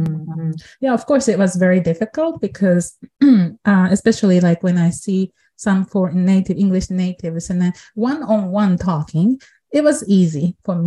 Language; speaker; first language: English; non-native, fluent; Japanese